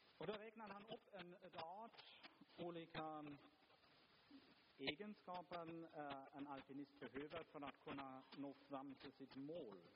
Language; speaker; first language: Swedish; non-native, fluent; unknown